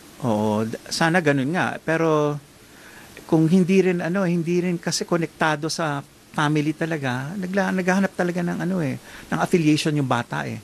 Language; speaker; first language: Filipino; native; Filipino